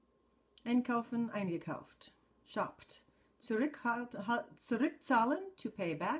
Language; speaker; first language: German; non-native, fluent; English